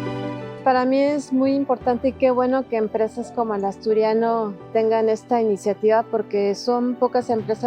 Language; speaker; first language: Spanish; native; Spanish